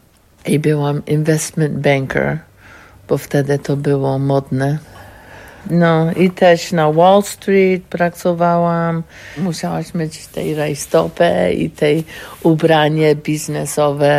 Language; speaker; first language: Polish; non-native, learner; English